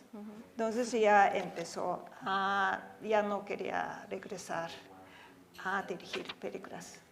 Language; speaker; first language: Spanish; non-native, fluent; Japanese